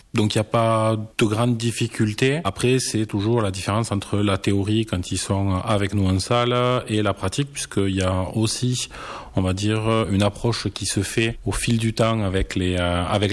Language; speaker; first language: French; native; French